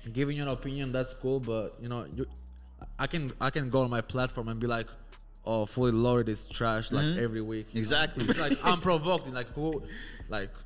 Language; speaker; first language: English; non-native, fluent; Albanian